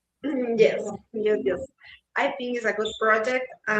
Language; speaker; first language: English; non-native, learner; Spanish